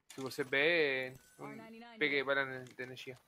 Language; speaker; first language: Portuguese; non-native, learner; Spanish